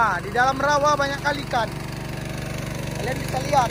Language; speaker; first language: Indonesian; native; Indonesian